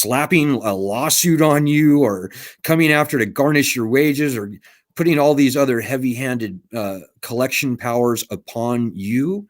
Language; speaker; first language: English; native; English